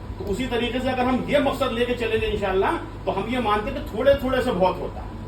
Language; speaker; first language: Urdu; native; Urdu